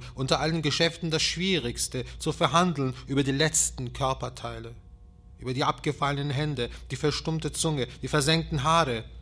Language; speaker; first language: German; early bilingual, other home language; Turkish